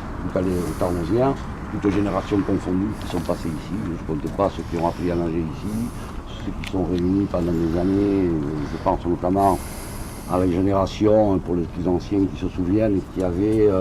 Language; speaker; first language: French; native; French